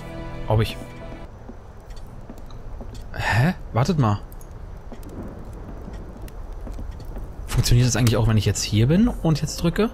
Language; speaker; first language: German; native; German